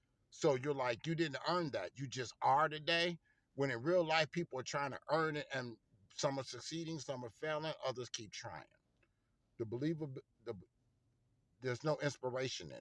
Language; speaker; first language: English; native; English